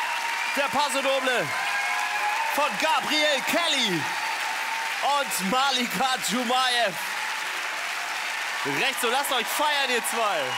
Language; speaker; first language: German; native; German